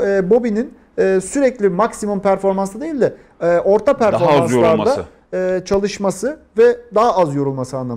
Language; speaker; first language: Turkish; native; Turkish